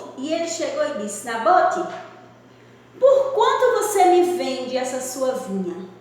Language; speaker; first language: Portuguese; native; Portuguese